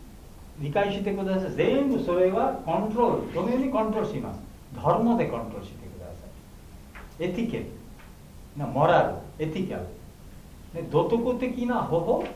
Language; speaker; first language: Japanese; non-native, learner; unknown